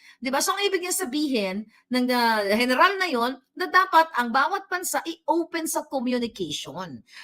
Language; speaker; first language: Filipino; non-native, local second language; Cebuano